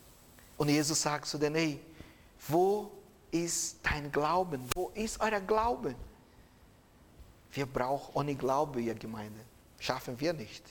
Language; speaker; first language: German; non-native, fluent; Portuguese